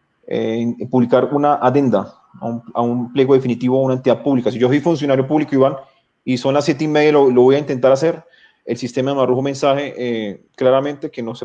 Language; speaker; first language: Spanish; native; Spanish